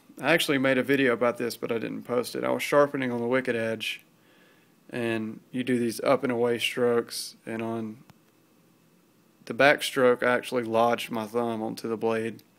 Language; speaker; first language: English; native; English